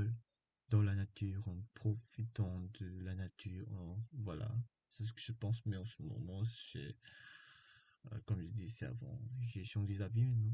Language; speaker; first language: French; non-native, fluent; Korean